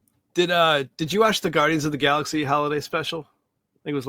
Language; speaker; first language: English; native; English